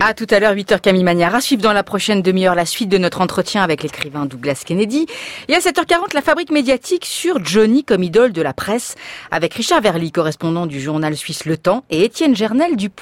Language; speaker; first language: French; native; French